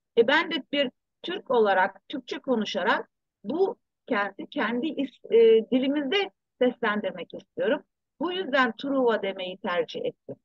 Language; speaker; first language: Turkish; early bilingual, heritage; Turkish